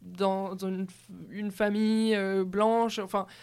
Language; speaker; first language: French; native; French